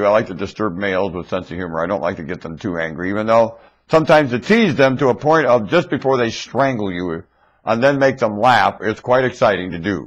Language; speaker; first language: English; native; English